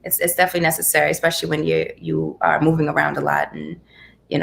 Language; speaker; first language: English; native; English